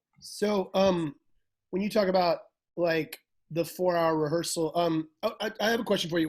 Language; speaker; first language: English; native; English